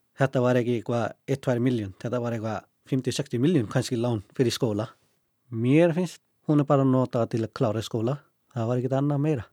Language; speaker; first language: Icelandic; non-native, learner; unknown